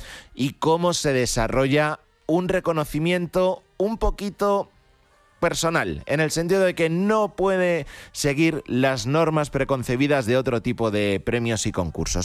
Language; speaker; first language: Spanish; native; Spanish